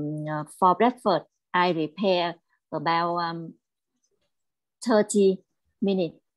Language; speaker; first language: English; non-native, learner; Vietnamese